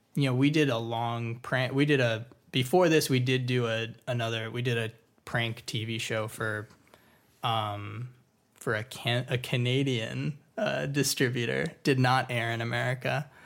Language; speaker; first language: English; native; English